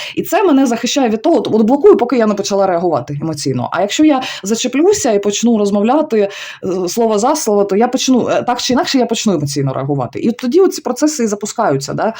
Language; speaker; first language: Ukrainian; non-native, local second language; Russian